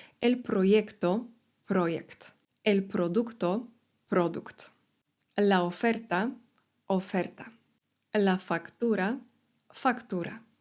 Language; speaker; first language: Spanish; non-native, fluent; Polish